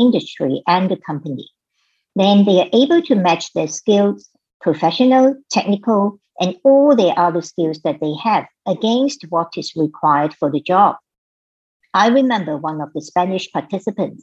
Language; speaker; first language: English; non-native, local second language; Cantonese